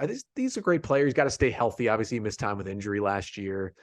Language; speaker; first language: English; native; English